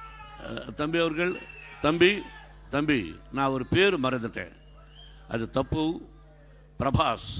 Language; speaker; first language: Tamil; non-native, learner; Telugu